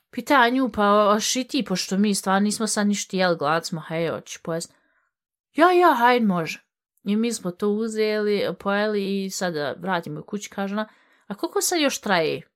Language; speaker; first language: Bosnian; early bilingual, heritage; Bosnian